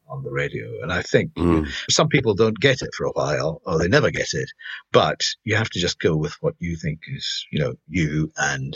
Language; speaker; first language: English; native; English